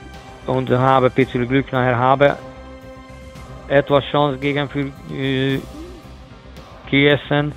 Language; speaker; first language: German; non-native, learner; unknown